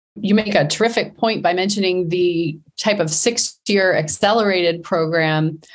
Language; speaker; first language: English; native; English